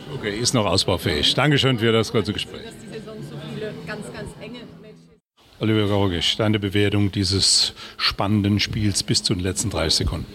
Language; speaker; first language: German; native; German